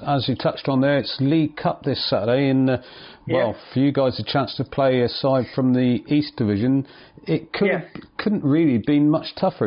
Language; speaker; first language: English; native; English